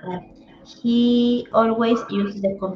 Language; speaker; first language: English; non-native, learner; Spanish